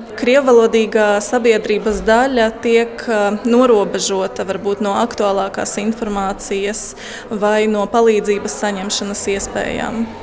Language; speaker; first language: Latvian; non-native, local second language; Russian